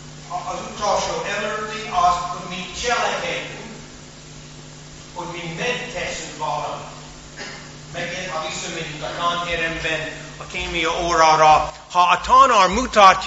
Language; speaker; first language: Hungarian; non-native, fluent; English